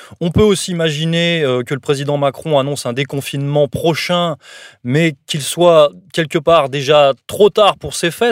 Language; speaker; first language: French; native; French